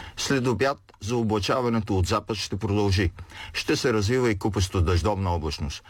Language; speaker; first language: Bulgarian; native; Bulgarian